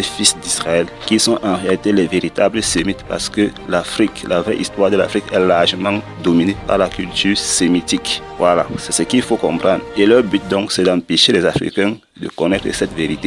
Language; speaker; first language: French; non-native, local second language; Kongo